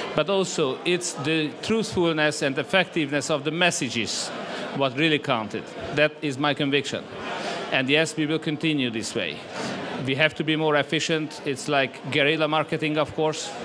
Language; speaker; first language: English; non-native, fluent; Hungarian